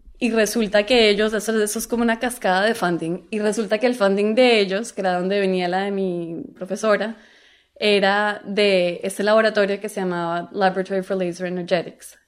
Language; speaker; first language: Spanish; native; Spanish